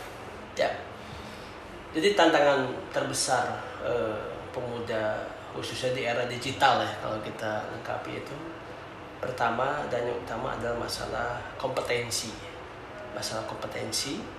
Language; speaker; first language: Indonesian; native; Indonesian